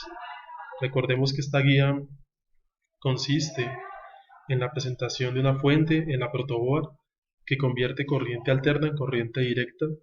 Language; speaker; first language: Spanish; native; Spanish